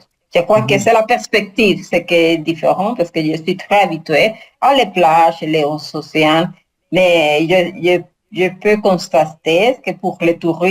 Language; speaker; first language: French; non-native, learner; Spanish